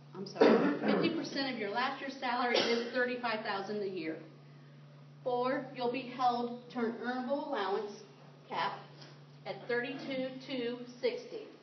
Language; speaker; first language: English; native; English